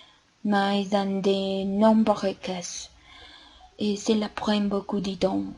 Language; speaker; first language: French; non-native, learner; Spanish